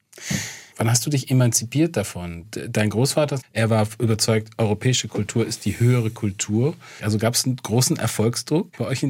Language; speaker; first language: German; native; German